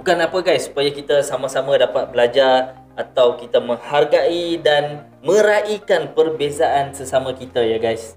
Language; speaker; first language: Malay; native; Malay